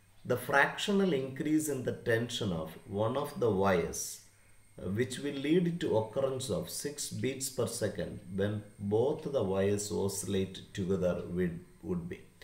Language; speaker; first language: English; non-native, local second language; Malayalam